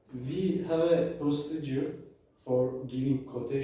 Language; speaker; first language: English; non-native, learner; Turkish